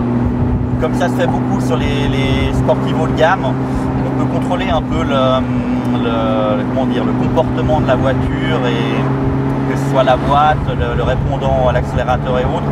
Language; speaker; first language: French; native; French